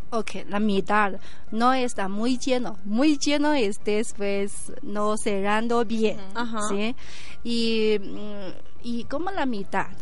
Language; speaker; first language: Spanish; non-native, learner; Chinese